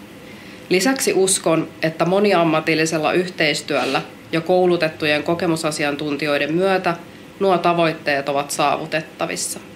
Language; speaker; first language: Finnish; native; Finnish